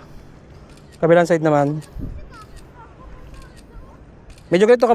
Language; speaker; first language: Filipino; non-native, local second language; Aklanon